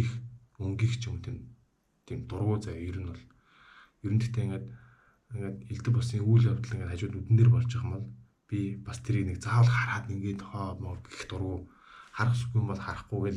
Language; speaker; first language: Mongolian; native; Mongolian